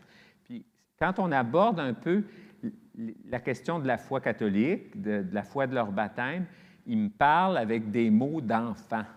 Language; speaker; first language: French; native; French